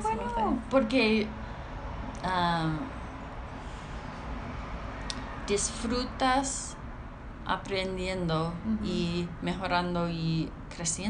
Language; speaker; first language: Spanish; non-native, learner; English